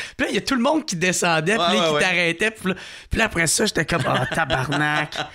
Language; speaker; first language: French; native; French